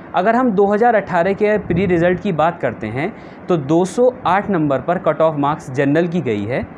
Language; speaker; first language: Hindi; native; Hindi